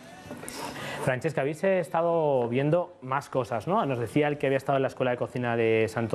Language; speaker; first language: Spanish; native; Spanish